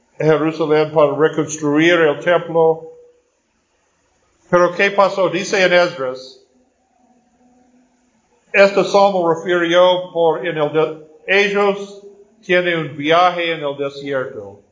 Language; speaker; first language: Spanish; non-native, fluent; Portuguese